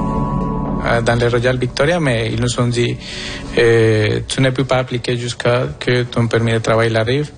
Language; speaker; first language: French; non-native, fluent; Spanish